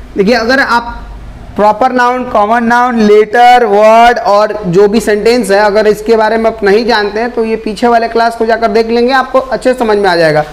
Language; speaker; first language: Hindi; native; Hindi